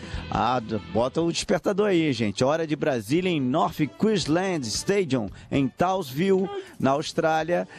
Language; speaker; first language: Portuguese; native; Portuguese